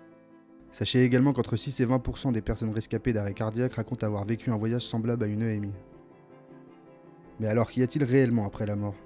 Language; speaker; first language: French; native; French